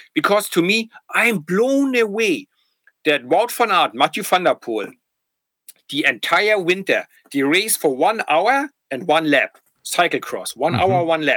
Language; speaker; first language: English; non-native, fluent; German